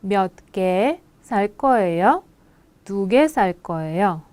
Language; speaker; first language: Korean; non-native, fluent; Russian